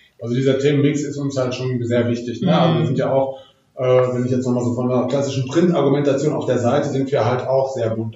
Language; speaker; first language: German; native; German